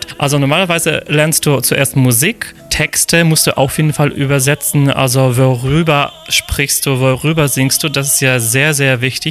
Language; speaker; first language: German; non-native, fluent; Polish